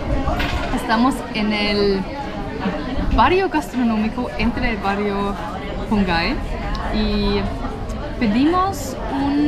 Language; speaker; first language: Spanish; non-native, learner; German